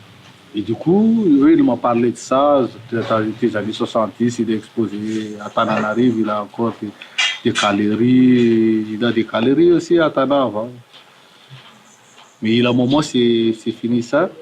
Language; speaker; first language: French; non-native, local second language; Malagasy